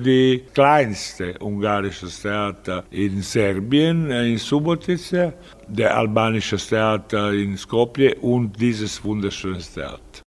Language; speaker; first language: German; non-native, fluent; Italian